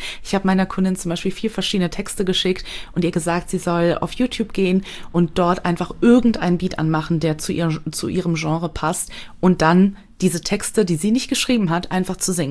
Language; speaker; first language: German; native; German